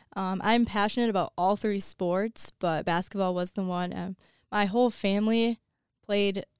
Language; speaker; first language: English; native; English